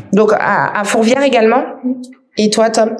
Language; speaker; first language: French; native; French